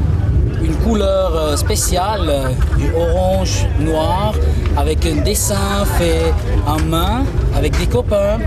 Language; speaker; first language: French; non-native, local second language; German